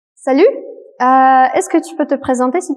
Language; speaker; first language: French; non-native, fluent; Russian